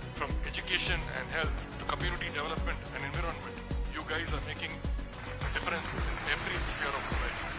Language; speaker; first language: English; non-native, local second language; Tamil